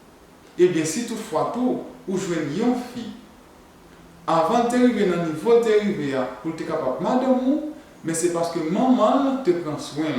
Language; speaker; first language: French; non-native, learner; Haitian Creole